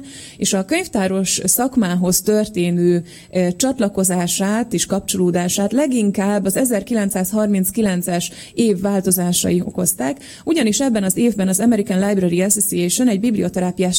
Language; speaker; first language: Hungarian; native; Hungarian